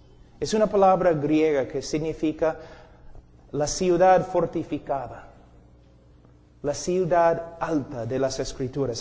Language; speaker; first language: Spanish; non-native, fluent; English